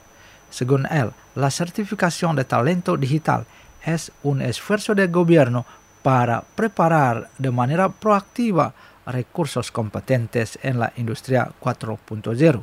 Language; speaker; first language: Spanish; non-native, fluent; Indonesian